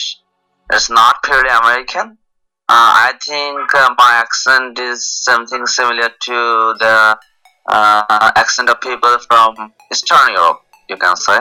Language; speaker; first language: English; non-native, local second language; Bangla